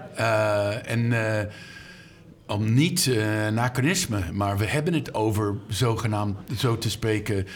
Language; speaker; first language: Dutch; non-native, learner; English